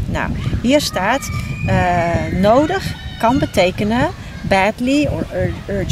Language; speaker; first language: Dutch; native; Dutch